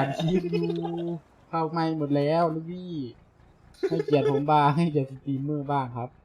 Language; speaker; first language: Thai; native; Thai